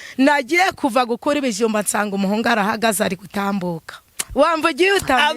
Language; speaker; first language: Kinyarwanda; native; Kinyarwanda